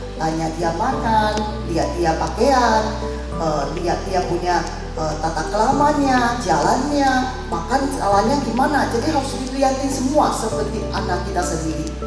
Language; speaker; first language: Indonesian; non-native, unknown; Chinese